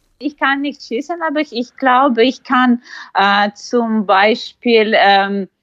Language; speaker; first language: German; non-native, learner; Ukrainian